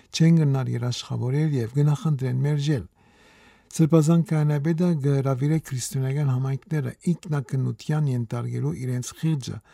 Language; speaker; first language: Armenian; early bilingual, heritage; Armenian